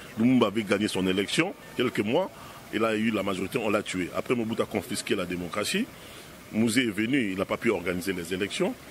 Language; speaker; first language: French; non-native, local second language; Lingala